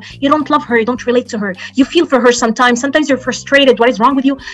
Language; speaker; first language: English; non-native, fluent; Arabic